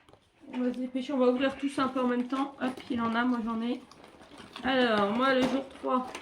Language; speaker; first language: French; native; French